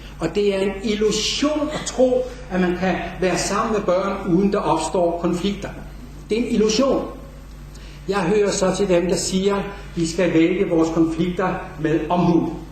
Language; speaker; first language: Danish; native; Danish